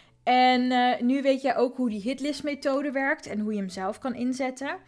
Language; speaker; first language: Dutch; native; Dutch